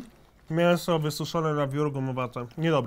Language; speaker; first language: Polish; native; Polish